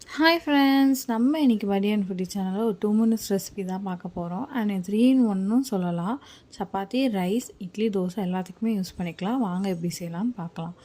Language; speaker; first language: Tamil; native; Tamil